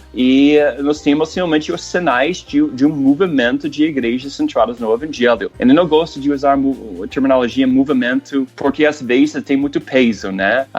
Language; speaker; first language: Portuguese; non-native, fluent; English